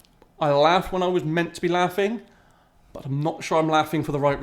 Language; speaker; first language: English; native; English